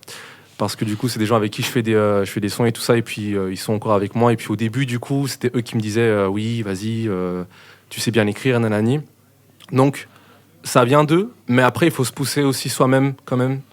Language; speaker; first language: French; native; French